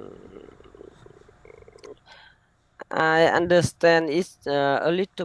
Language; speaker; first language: English; non-native, learner; Vietnamese